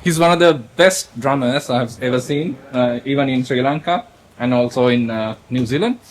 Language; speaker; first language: English; non-native, local second language; Sinhala